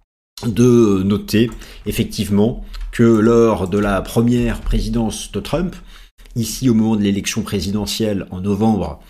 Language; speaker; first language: French; native; French